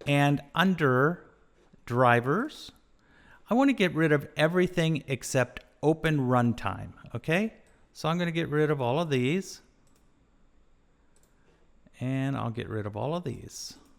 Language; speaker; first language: English; native; English